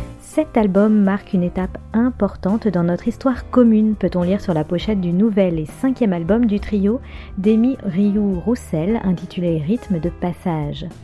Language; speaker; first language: French; native; French